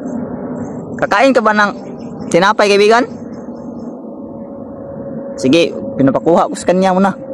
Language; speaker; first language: Filipino; non-native, local second language; Cebuano